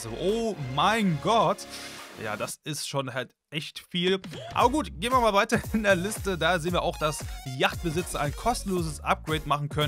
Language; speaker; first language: German; native; German